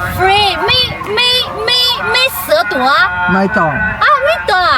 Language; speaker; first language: Thai; non-native, learner; Chinese